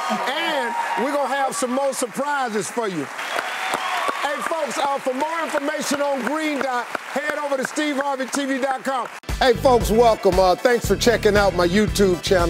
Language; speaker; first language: English; native; English